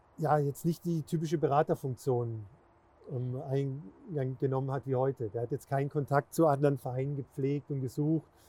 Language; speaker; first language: German; native; German